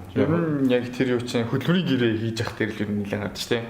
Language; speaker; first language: Mongolian; native; Mongolian